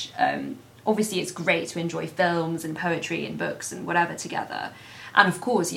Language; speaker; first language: English; native; English